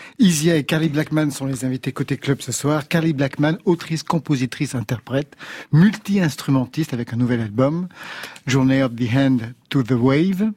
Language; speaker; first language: French; native; French